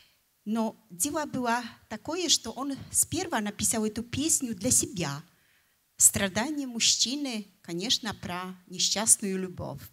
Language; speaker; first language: Russian; non-native, fluent; Polish